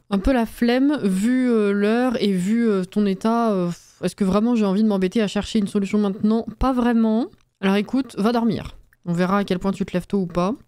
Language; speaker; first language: French; native; French